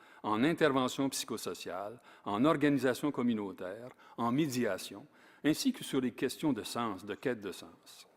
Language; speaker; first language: French; native; French